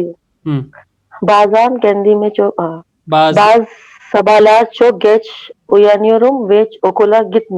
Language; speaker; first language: Turkish; non-native, learner; Urdu